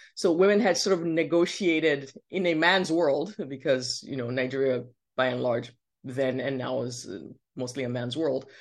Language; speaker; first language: English; non-native, local second language; Yoruba